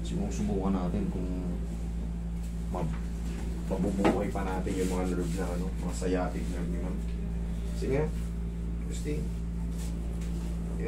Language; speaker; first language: Filipino; native; Filipino